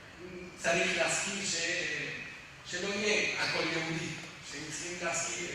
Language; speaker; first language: Hebrew; non-native, fluent; Spanish